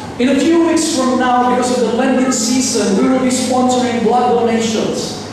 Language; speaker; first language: English; non-native, local second language; Filipino